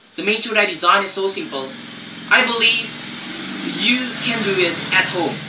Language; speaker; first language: English; non-native, learner; Indonesian